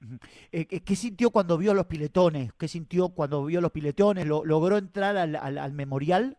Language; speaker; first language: Spanish; native; Spanish